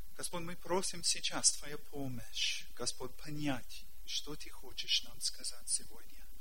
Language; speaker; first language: Russian; non-native, learner; English